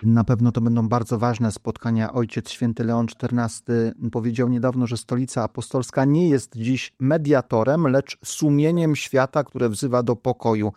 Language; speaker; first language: Polish; native; Polish